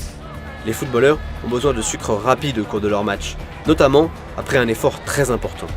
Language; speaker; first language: French; native; French